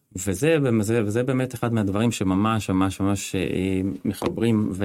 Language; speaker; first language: Hebrew; non-native, fluent; Russian